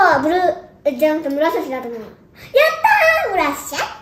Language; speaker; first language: Japanese; early bilingual, heritage; Japanese